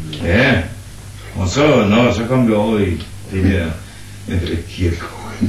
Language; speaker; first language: Danish; native; Danish